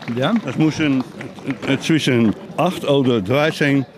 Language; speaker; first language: German; non-native, learner; Dutch